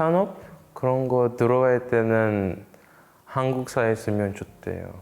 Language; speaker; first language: Korean; early bilingual, other home language; English